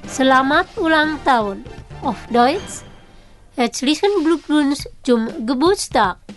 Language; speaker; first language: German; non-native, fluent; Indonesian